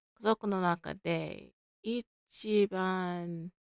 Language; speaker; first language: Japanese; non-native, learner; English